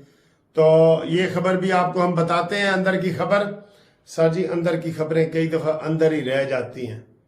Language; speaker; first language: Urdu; non-native, local second language; Punjabi